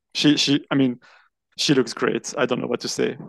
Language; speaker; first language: English; non-native, fluent; French